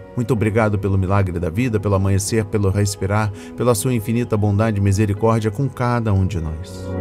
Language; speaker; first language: Portuguese; native; Portuguese